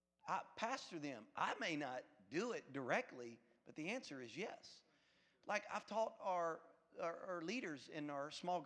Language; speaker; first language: English; native; English